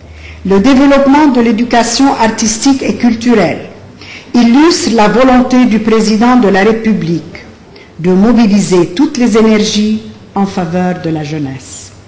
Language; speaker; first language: French; non-native, local second language; Arabic